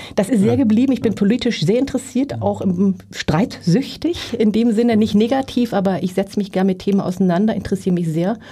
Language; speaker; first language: German; native; German